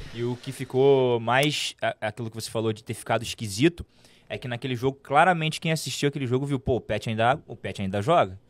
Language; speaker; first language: Portuguese; native; Portuguese